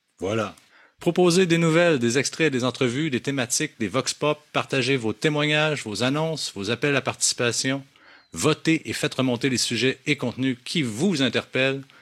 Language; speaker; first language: French; native; French